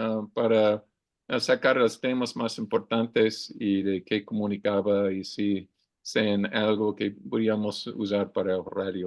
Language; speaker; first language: Spanish; non-native, learner; English